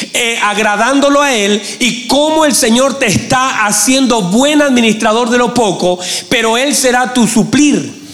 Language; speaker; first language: Spanish; native; Spanish